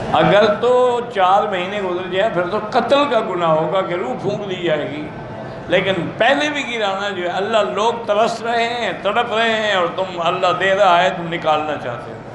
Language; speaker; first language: Urdu; native; Urdu